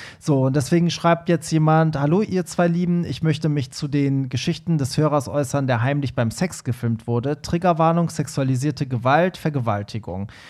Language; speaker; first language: German; early bilingual, other home language; Persian